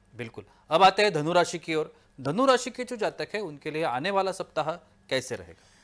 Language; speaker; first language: Hindi; non-native, local second language; Marathi